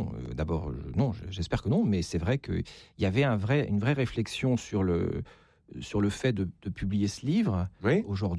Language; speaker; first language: French; native; French